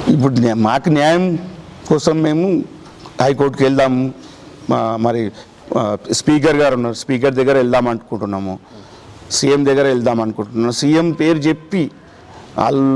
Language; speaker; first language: Telugu; native; Telugu